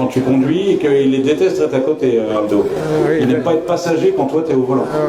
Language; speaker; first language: French; native; French